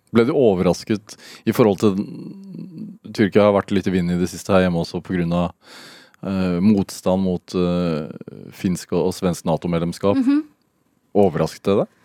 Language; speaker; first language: Norwegian; native; Norwegian